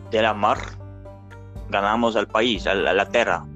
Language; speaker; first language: Spanish; non-native, fluent; Dutch